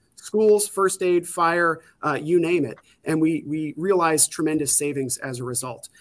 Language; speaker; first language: English; native; English